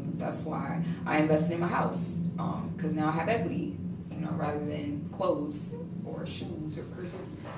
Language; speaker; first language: English; native; English